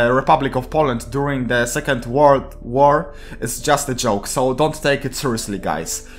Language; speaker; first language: English; non-native, fluent; Polish